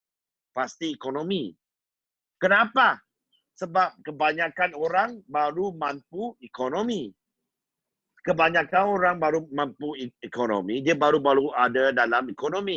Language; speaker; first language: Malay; non-native, local second language; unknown